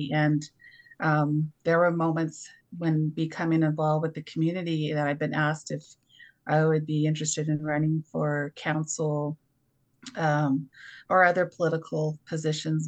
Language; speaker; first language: English; native; English